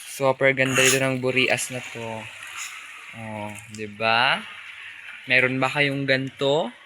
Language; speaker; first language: Filipino; non-native, local second language; Cebuano